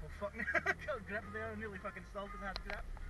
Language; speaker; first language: English; native; English